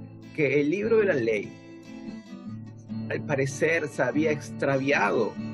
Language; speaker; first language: Spanish; native; Spanish